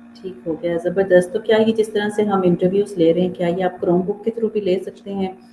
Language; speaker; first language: Urdu; native; Urdu